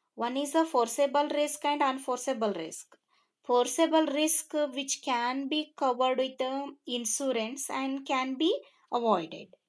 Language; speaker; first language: English; non-native, local second language; Kannada